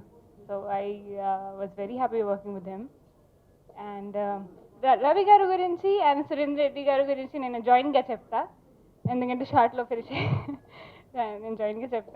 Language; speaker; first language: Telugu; non-native, fluent; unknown